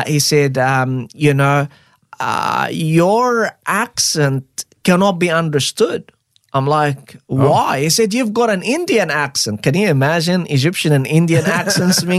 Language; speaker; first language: English; non-native, fluent; Arabic